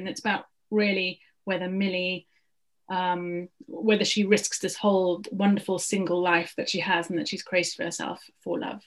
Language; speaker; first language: English; native; English